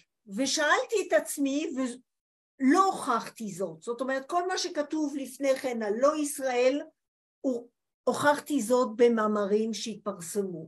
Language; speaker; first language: Hebrew; non-native, fluent; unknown